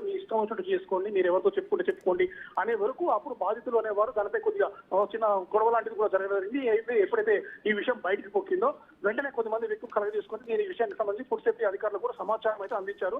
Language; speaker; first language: Telugu; native; Telugu